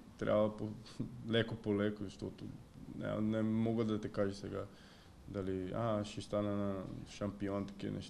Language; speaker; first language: Bulgarian; non-native, learner; Portuguese